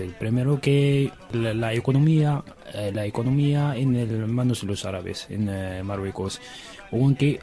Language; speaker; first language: Spanish; non-native, learner; Arabic